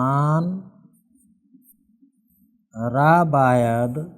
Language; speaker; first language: Persian; non-native, fluent; Urdu